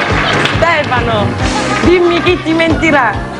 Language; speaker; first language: Italian; native; Italian